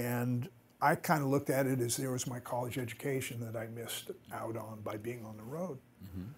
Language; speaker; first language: English; native; English